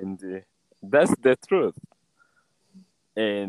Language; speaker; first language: English; non-native, local second language; Kinyarwanda